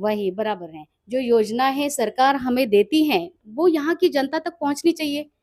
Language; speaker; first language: Hindi; non-native, local second language; Marathi